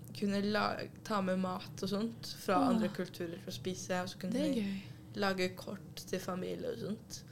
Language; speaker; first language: Norwegian; early bilingual, other home language; Urdu